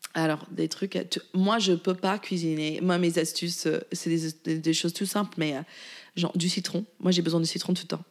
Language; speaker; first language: French; non-native, fluent; English